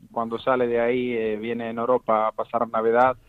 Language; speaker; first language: Spanish; non-native, learner; Arabic